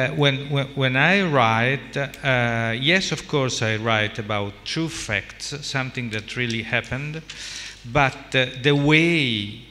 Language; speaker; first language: English; non-native, fluent; Italian